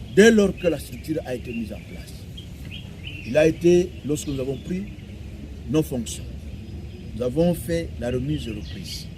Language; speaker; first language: French; non-native, local second language; Swahili